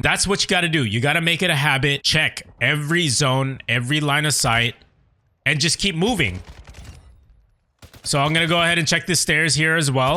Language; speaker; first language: English; native; English